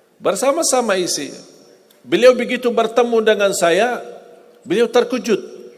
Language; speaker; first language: Indonesian; non-native, fluent; Arabic